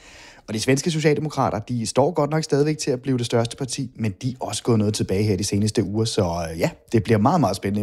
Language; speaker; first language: Danish; native; Danish